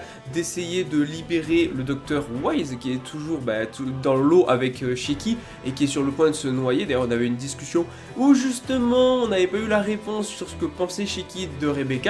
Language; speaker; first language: French; native; French